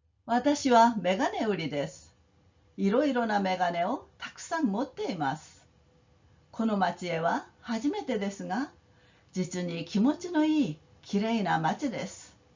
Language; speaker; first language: Japanese; non-native, fluent; Korean